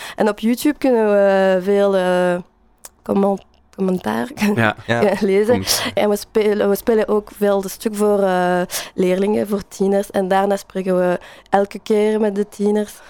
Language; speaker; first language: Dutch; non-native, learner; French